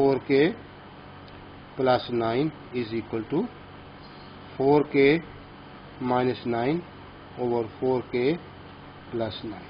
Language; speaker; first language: English; non-native, local second language; Urdu